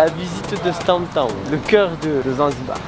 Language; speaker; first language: French; native; French